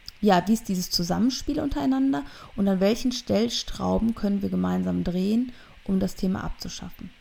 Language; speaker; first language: German; native; German